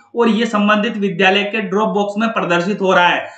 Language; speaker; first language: Hindi; native; Hindi